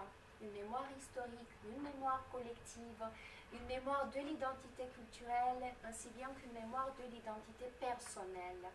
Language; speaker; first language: French; non-native, fluent; Romanian